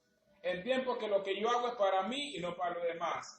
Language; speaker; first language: Spanish; native; Spanish